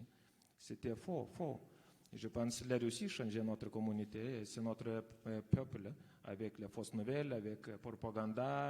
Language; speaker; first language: French; non-native, fluent; Lithuanian